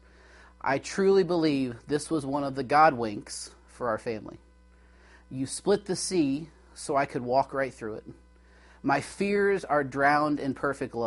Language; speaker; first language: English; native; English